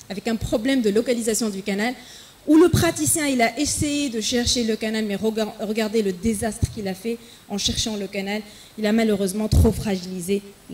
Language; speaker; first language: French; non-native, local second language; Arabic